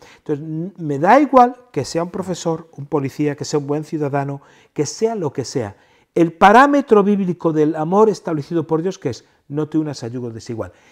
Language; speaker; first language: Spanish; native; Spanish